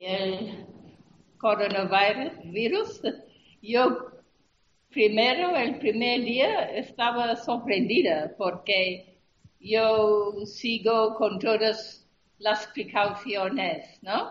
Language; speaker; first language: Spanish; non-native, fluent; English